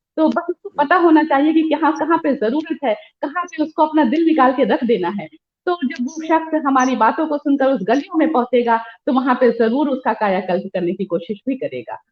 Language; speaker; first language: Hindi; native; Hindi